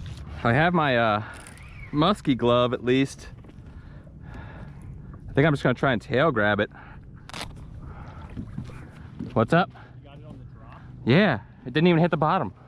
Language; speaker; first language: English; native; English